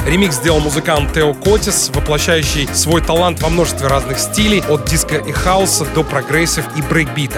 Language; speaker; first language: Russian; native; Russian